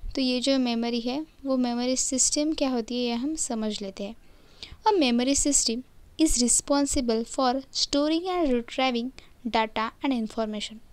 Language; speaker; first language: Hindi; non-native, local second language; Marathi